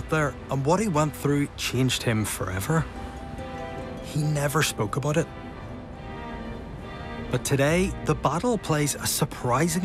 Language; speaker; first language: English; native; English